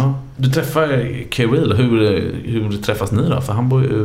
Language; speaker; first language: Swedish; native; Swedish